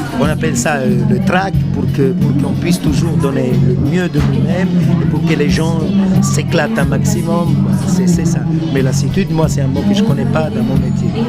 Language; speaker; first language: French; non-native, fluent; Italian